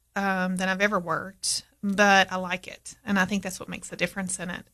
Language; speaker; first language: English; native; English